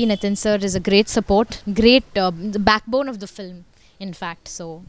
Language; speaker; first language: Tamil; non-native, learner; Malayalam